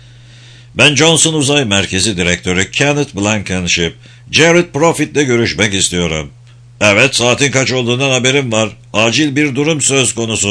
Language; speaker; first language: Turkish; native; Turkish